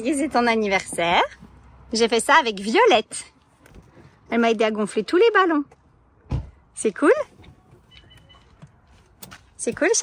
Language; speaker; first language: French; native; French